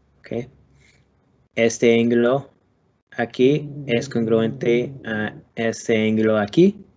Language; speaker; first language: Spanish; non-native, learner; English